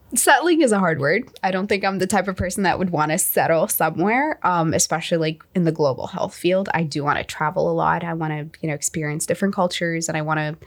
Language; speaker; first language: English; non-native, fluent; Arabic